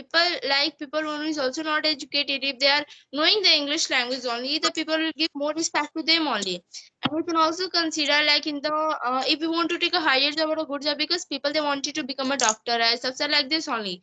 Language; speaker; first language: English; non-native, learner; Hindi